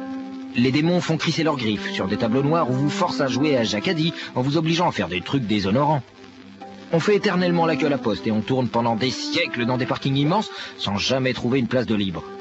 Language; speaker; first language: French; native; French